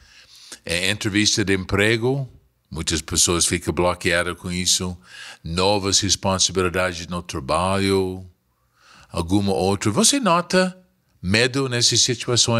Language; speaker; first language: Portuguese; non-native, fluent; English